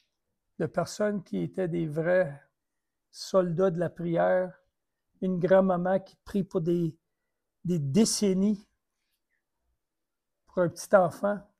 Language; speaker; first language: French; native; French